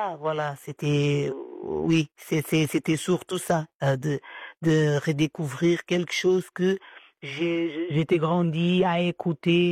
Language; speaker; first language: French; non-native, fluent; Portuguese